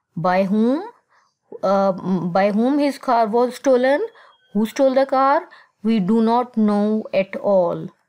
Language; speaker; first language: English; non-native, local second language; Urdu